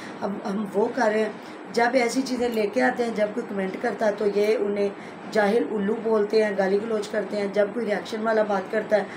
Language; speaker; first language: Urdu; non-native, local second language; Punjabi